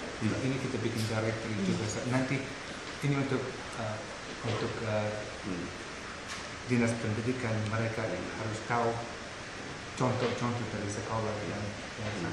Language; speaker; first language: Indonesian; non-native, fluent; English